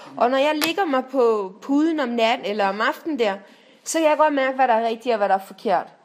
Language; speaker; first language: Danish; native; Danish